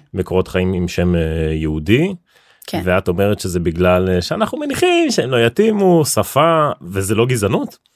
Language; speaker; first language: Hebrew; native; Hebrew